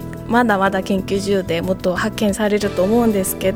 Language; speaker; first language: Japanese; non-native, fluent; Korean